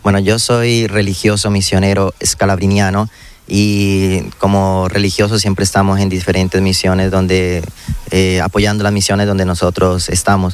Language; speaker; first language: Spanish; native; Spanish